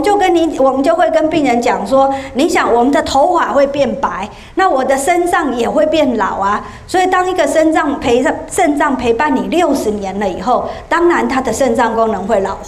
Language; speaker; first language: Chinese; native; Chinese